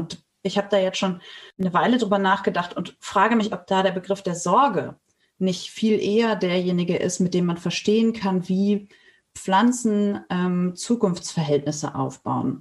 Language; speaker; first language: German; native; German